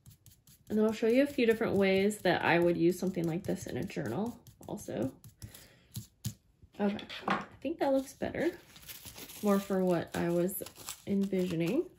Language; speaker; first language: English; native; English